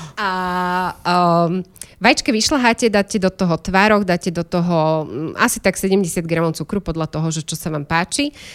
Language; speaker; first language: Slovak; native; Slovak